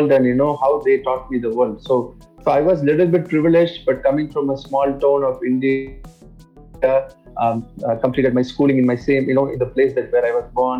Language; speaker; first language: English; non-native, local second language; Tamil